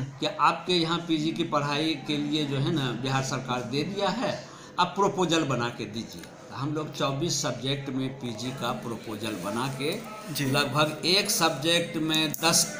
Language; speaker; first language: Hindi; native; Hindi